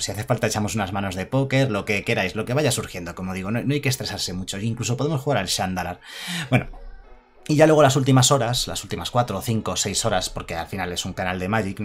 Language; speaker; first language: Spanish; native; Spanish